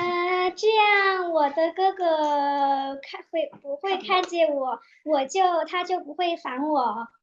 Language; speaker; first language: Chinese; early bilingual, heritage; Chinese